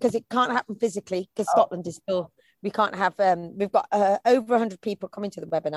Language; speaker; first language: English; native; English